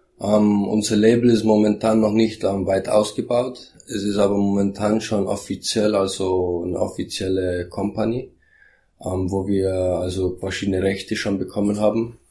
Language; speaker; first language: German; early bilingual, heritage; German